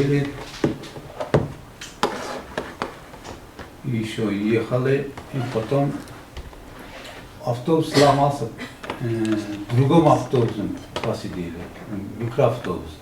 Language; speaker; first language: Russian; non-native, learner; Uzbek